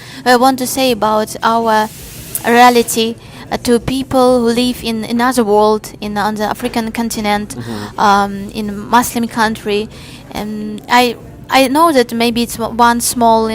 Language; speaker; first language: English; non-native, learner; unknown